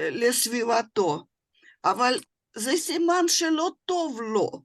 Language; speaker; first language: Hebrew; non-native, fluent; Russian